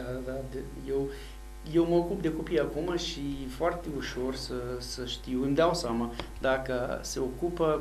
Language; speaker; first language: Romanian; non-native, fluent; English